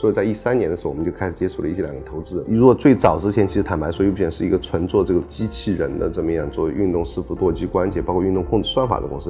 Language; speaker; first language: Chinese; native; Chinese